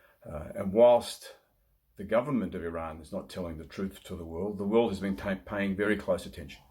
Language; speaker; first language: English; native; English